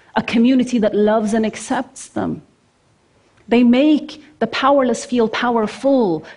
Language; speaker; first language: English; non-native, fluent; Norwegian